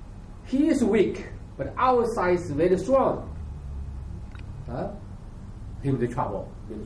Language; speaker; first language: English; non-native, learner; Chinese